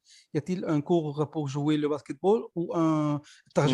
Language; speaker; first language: French; non-native, learner; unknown